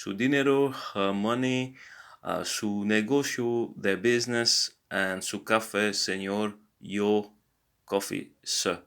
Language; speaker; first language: Spanish; non-native, learner; English